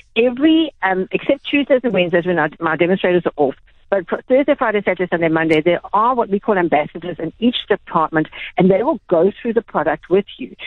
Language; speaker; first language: English; native; English